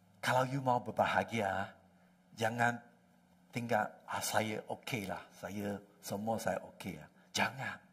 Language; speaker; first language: Malay; non-native, local second language; Chinese